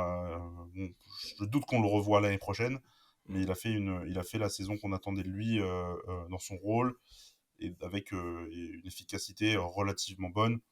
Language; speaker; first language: French; native; French